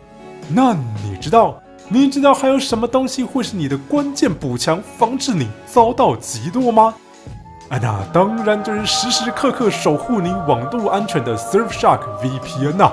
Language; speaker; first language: Chinese; native; Chinese